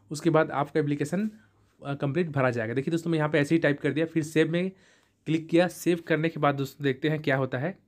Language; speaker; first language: Hindi; native; Hindi